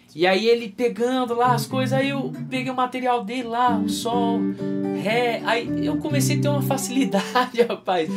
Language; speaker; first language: Portuguese; native; Portuguese